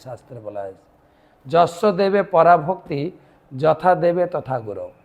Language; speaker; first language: Bangla; native; Bangla